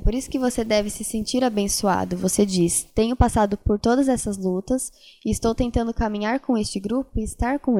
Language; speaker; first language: Portuguese; native; Portuguese